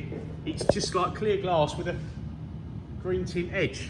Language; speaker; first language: English; native; English